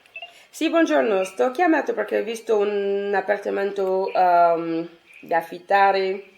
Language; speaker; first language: Italian; non-native, learner; French